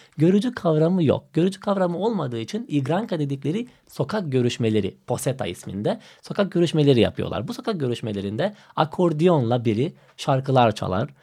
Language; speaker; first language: Turkish; non-native, fluent; Macedonian